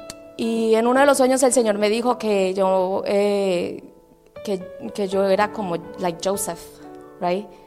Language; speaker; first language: Spanish; native; Spanish